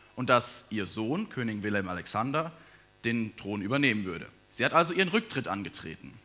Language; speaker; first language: German; native; German